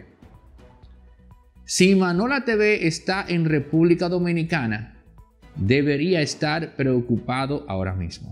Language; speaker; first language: Spanish; native; Spanish